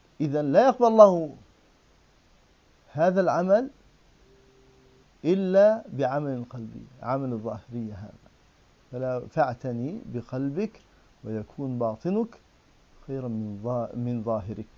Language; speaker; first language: Arabic; native; Arabic